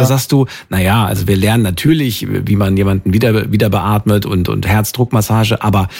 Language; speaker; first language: German; native; German